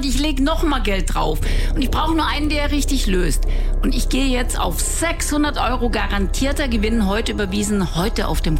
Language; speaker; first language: German; native; German